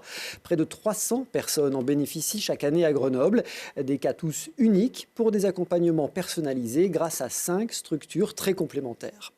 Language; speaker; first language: French; native; French